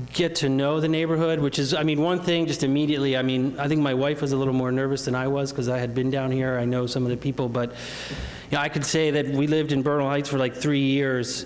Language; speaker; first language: English; native; English